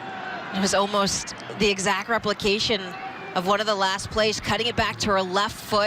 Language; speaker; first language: English; native; English